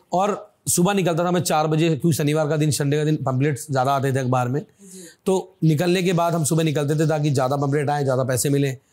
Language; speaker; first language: Hindi; native; Hindi